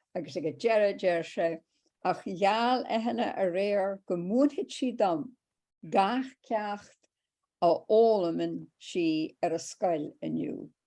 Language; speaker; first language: Irish; native; Irish